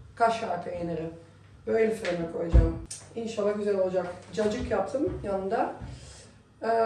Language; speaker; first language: Turkish; non-native, fluent; Dutch